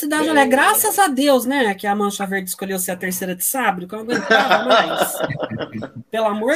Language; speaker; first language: Portuguese; native; Portuguese